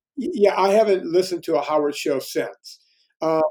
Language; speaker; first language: English; native; English